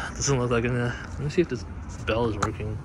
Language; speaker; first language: English; native; English